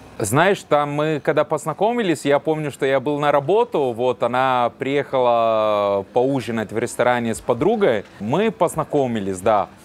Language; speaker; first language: Russian; non-native, fluent; Italian